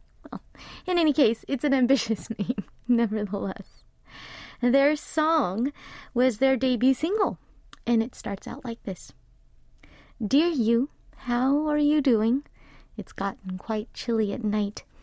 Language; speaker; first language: English; early bilingual, other home language; Korean